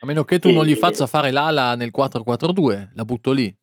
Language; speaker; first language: Italian; native; Italian